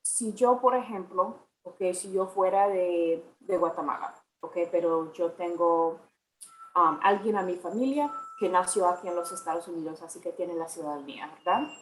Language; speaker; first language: Spanish; non-native, fluent; English